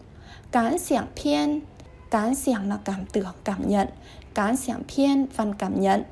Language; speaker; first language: Chinese; non-native, learner; Vietnamese